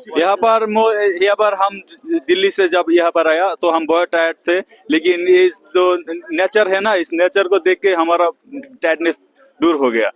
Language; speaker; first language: Hindi; non-native, learner; Bangla